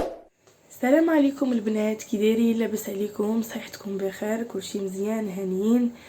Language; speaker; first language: Arabic; native; Arabic